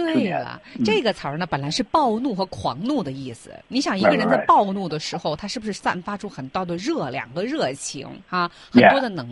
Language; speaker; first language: Chinese; native; Chinese